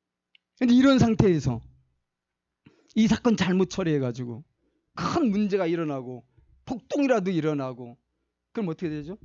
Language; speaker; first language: Korean; native; Korean